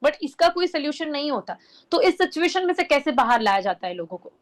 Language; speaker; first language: Hindi; non-native, local second language; Gujarati